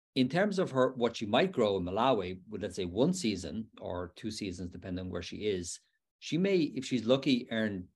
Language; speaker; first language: English; native; English